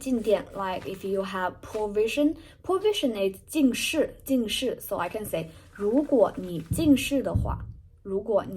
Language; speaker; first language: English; non-native, fluent; Chinese